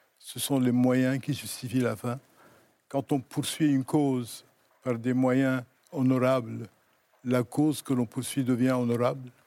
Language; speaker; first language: French; non-native, local second language; Arabic